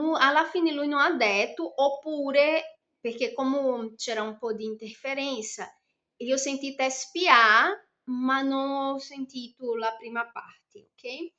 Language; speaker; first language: Italian; non-native, fluent; Portuguese